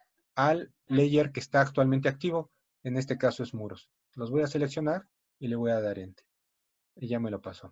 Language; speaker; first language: Spanish; native; Spanish